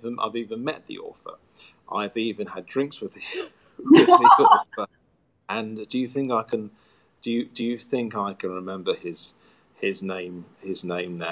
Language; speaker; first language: English; native; English